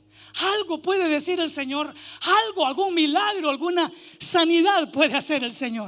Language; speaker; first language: Spanish; native; Spanish